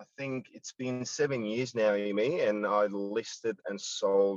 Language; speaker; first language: English; non-native, fluent; Greek